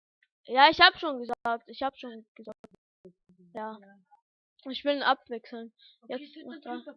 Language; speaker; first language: German; early bilingual, other home language; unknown